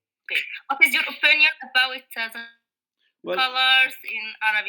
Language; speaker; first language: English; non-native, learner; Arabic